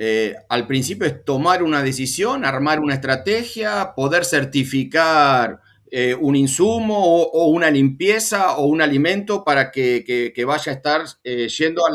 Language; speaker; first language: Spanish; native; Spanish